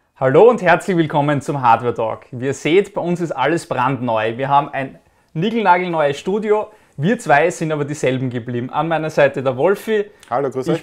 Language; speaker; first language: German; native; German